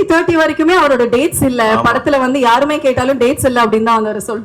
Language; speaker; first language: Tamil; native; Tamil